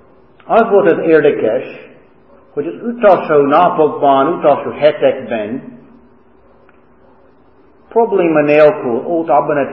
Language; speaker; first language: Hungarian; non-native, fluent; English